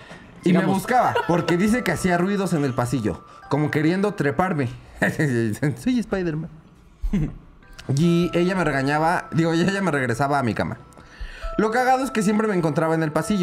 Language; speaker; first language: Spanish; native; Spanish